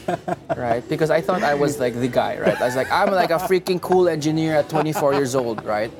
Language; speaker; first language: English; non-native, local second language; Filipino